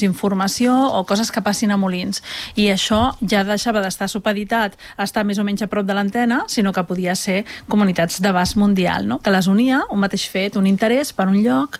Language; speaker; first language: Catalan; native; Catalan